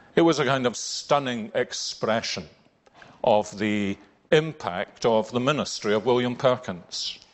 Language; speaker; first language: English; native; English